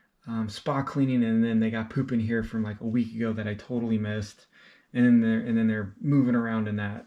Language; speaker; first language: English; native; English